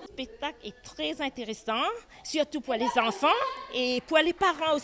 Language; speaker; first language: French; non-native, local second language; Réunion Creole French